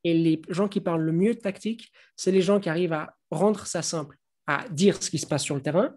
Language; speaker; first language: French; native; French